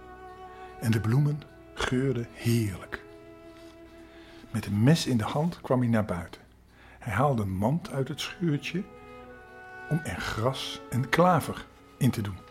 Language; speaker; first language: Dutch; native; Dutch